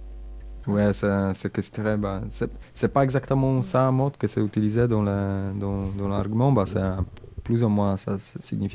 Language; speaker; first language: French; non-native, learner; Indonesian